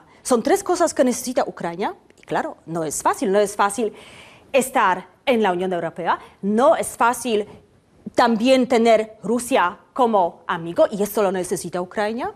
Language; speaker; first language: Spanish; non-native, fluent; Polish